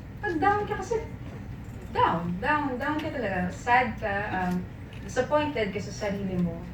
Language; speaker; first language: Filipino; native; Filipino